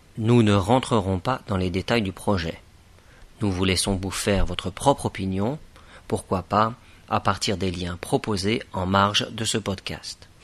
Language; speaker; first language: French; native; French